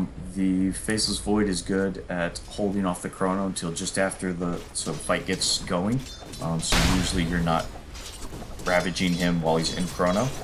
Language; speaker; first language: English; native; English